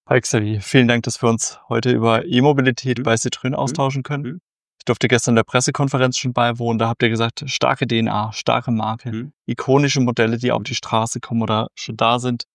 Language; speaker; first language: German; native; German